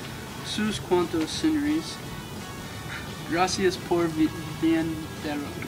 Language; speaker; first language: Spanish; non-native, learner; English